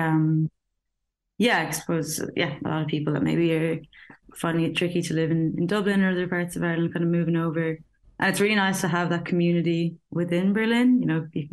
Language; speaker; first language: English; native; English